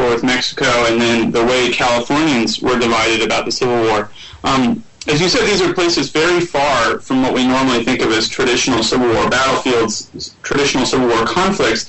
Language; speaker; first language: English; native; English